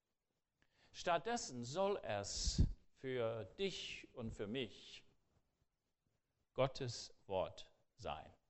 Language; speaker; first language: German; non-native, fluent; English